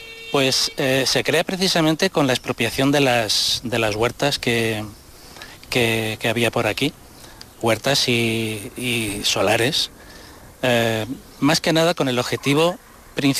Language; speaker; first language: Spanish; native; Spanish